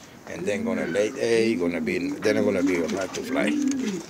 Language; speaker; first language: English; non-native, learner; Spanish